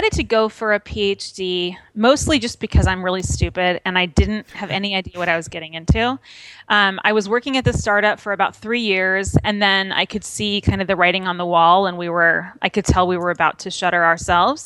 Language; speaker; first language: English; native; English